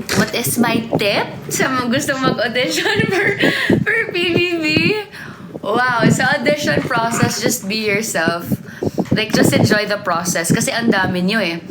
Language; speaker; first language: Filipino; non-native, local second language; Cebuano